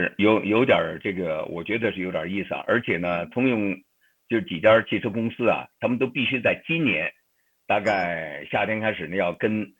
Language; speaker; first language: Chinese; native; Chinese